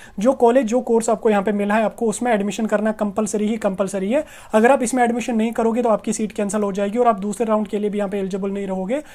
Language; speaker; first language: Hindi; non-native, local second language; Kashmiri